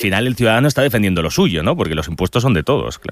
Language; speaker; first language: Spanish; native; Spanish